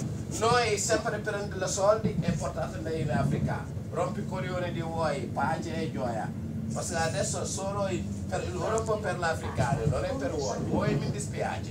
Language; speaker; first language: Italian; non-native, learner; Wolof